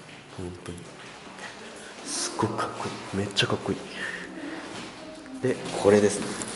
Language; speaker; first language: Japanese; native; Japanese